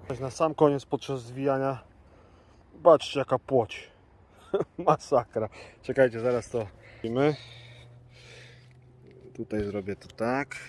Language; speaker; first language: Polish; native; Polish